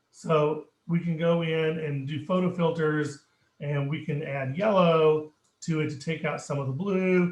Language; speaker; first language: English; native; English